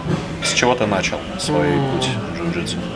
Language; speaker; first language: Russian; native; Russian